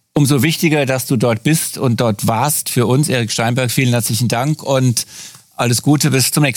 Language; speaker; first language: German; native; German